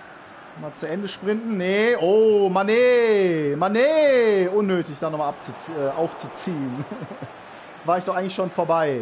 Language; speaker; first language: German; native; German